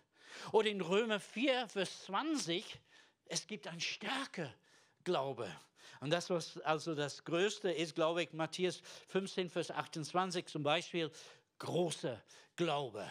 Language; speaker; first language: German; non-native, fluent; English